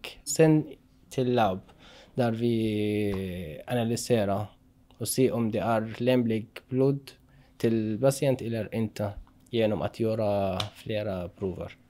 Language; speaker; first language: Swedish; non-native, local second language; Arabic